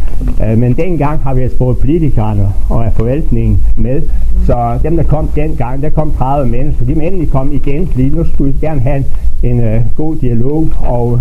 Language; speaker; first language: Danish; native; Danish